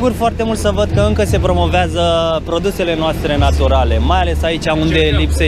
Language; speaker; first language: Romanian; native; Romanian